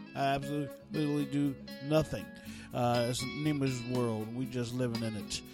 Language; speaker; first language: English; native; English